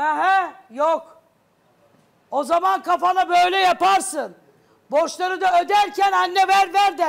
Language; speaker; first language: Turkish; native; Turkish